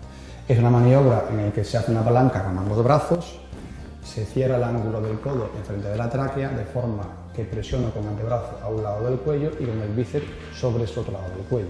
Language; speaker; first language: Spanish; native; Spanish